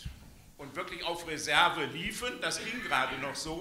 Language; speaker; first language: German; native; German